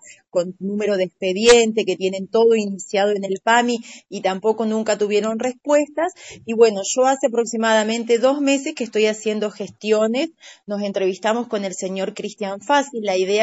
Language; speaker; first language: Spanish; native; Spanish